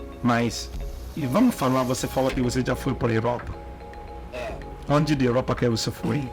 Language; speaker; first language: Portuguese; non-native, learner; Igbo